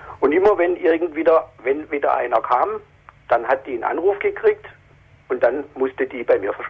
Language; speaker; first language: German; native; German